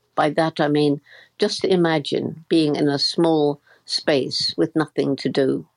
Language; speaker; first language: English; native; English